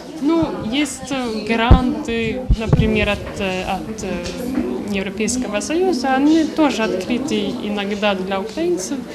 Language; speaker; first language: Russian; non-native, fluent; Swedish